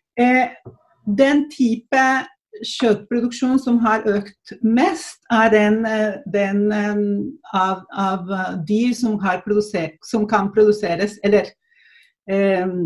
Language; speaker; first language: Norwegian; non-native, fluent; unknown